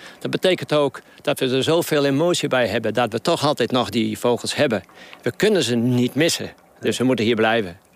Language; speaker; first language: Dutch; non-native, local second language; Western Frisian